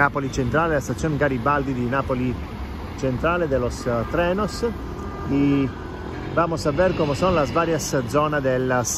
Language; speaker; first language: Spanish; non-native, fluent; Italian